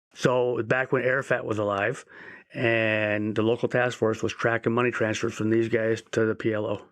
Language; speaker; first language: English; native; English